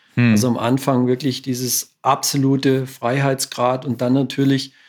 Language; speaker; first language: German; native; German